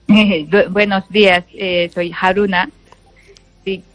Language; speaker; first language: Spanish; non-native, learner; Japanese